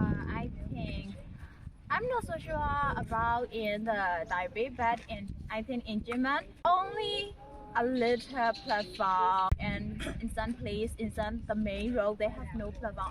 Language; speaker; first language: English; non-native, learner; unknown